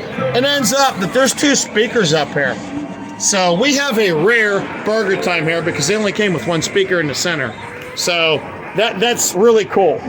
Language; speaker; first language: English; native; English